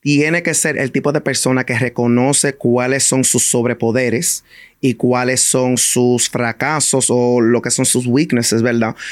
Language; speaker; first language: Spanish; early bilingual, heritage; Spanish